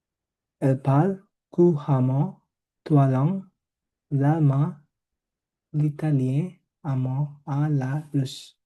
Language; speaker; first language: French; non-native, learner; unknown